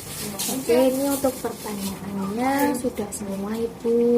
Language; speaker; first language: Indonesian; native; Indonesian